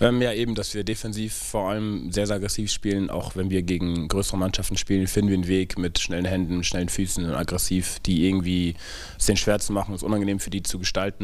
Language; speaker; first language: German; native; German